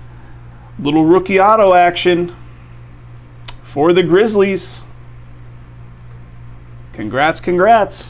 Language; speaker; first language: English; native; English